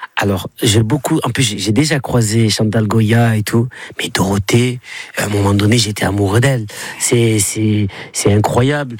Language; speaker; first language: French; native; French